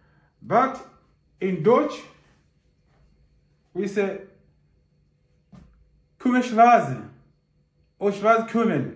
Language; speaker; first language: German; non-native, learner; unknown